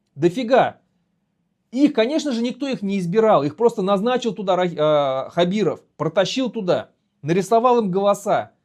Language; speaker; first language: Russian; non-native, local second language; Bashkir